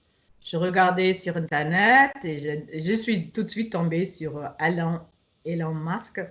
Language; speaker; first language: French; non-native, fluent; German